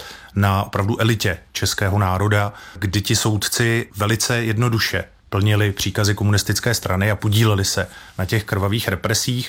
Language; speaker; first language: Czech; native; Czech